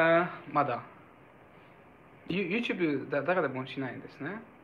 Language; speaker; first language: Japanese; non-native, fluent; Hungarian